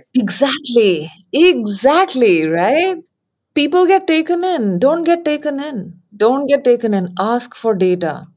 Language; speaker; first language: English; non-native, local second language; Hindi